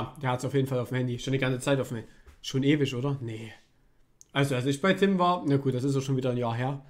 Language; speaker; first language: German; native; German